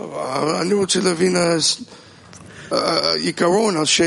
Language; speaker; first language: Hebrew; non-native, fluent; Russian